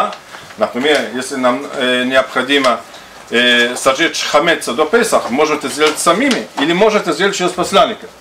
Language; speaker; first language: Russian; non-native, fluent; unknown